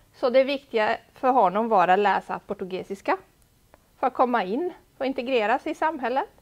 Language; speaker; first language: Swedish; non-native, fluent; Italian